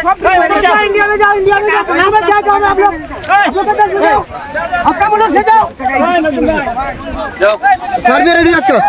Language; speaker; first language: Hindi; non-native, learner; Bangla